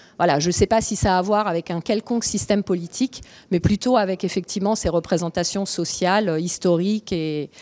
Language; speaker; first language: French; early bilingual, other home language; Romanian